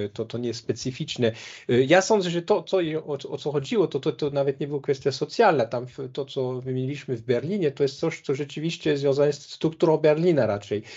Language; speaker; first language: Polish; non-native, fluent; French